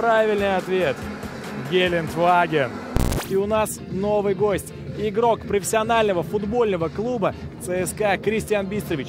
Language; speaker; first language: Russian; native; Russian